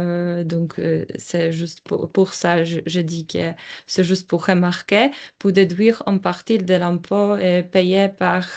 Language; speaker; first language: French; non-native, learner; Polish